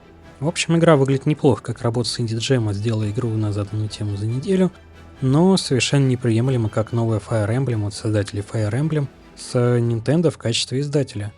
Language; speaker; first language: Russian; native; Russian